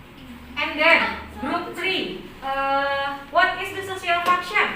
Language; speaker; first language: English; non-native, learner; Indonesian